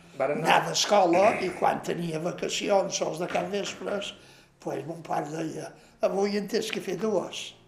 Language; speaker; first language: Catalan; native; Catalan